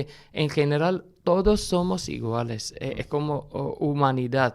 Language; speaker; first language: Spanish; non-native, fluent; Armenian